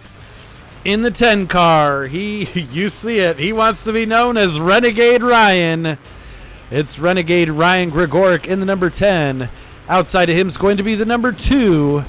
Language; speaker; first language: English; native; English